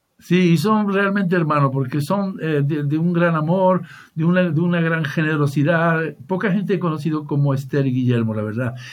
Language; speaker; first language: Spanish; native; Spanish